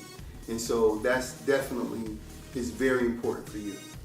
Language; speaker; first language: English; native; English